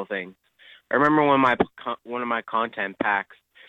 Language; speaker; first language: English; native; English